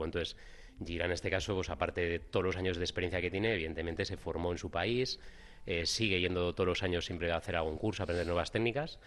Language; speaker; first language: Spanish; native; Spanish